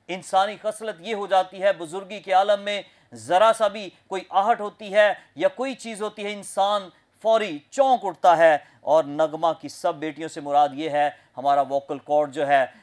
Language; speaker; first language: Urdu; non-native, local second language; Punjabi